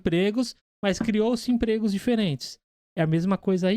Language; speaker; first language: Portuguese; native; Portuguese